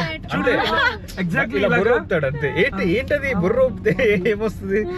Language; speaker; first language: Telugu; native; Telugu